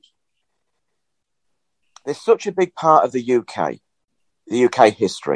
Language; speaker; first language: English; native; English